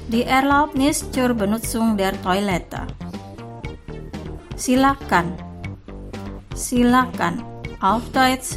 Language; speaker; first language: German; non-native, fluent; Indonesian